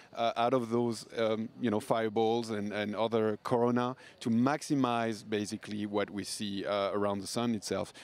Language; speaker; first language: English; non-native, fluent; French